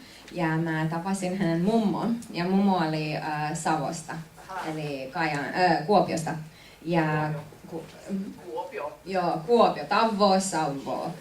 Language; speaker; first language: Finnish; non-native, fluent; French